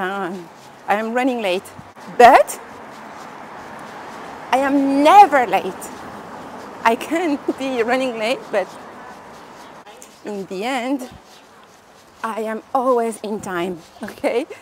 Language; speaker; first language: English; non-native, fluent; French